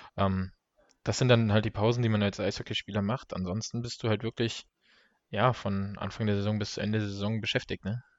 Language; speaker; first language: German; native; German